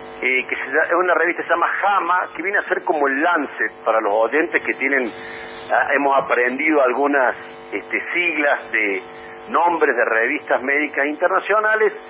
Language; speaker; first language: Spanish; native; Spanish